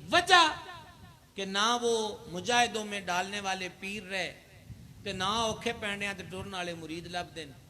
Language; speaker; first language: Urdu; non-native, local second language; Punjabi